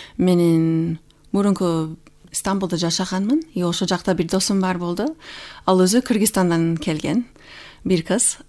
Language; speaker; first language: Kyrgyz; non-native, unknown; English